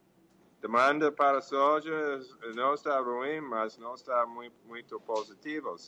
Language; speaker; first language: Portuguese; non-native, fluent; English